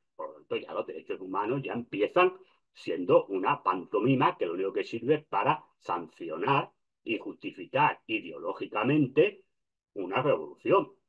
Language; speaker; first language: Spanish; native; Spanish